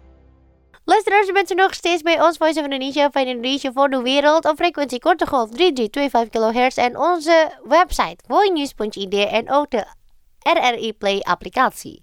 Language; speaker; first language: Dutch; non-native, fluent; Indonesian